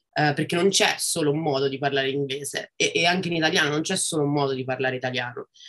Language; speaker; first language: Italian; native; Italian